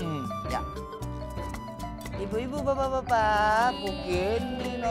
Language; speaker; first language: Indonesian; non-native, learner; Japanese